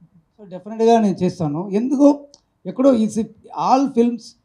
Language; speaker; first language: Telugu; non-native, learner; Tamil